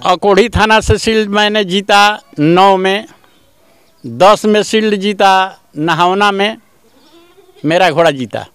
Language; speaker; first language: Hindi; native; Hindi